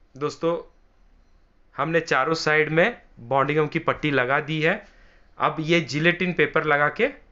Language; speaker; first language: Hindi; non-native, local second language; Marathi